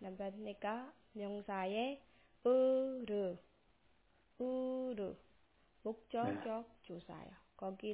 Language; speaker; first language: Korean; non-native, local second language; Burmese